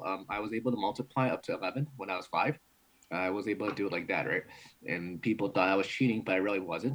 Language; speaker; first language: English; early bilingual, other home language; Cantonese